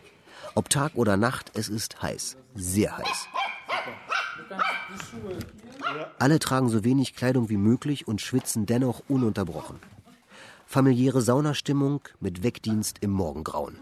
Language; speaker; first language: German; native; German